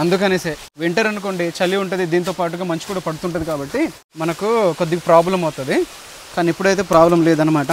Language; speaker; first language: Telugu; non-native, local second language; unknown